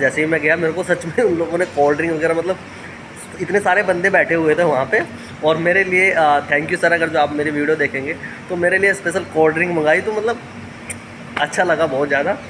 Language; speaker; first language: Hindi; native; Hindi